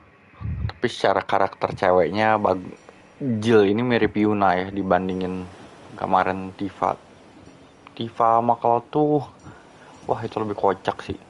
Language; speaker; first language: Indonesian; native; Indonesian